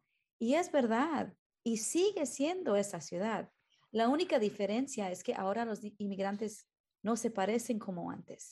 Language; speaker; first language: Spanish; early bilingual, heritage; Spanish